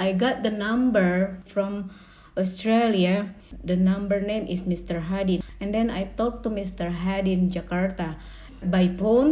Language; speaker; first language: English; non-native, learner; Indonesian